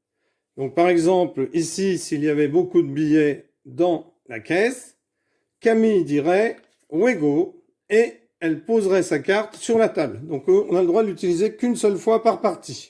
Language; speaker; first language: French; native; French